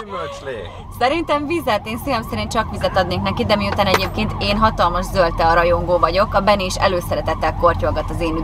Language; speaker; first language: Hungarian; native; Hungarian